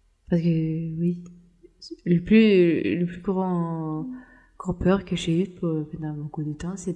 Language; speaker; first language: French; non-native, fluent; Norwegian